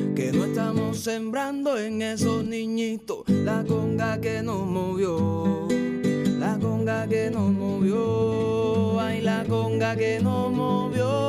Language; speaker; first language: Spanish; native; Spanish